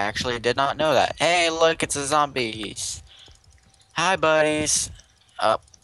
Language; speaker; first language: English; native; English